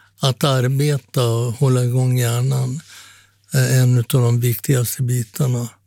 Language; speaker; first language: Swedish; non-native, fluent; Italian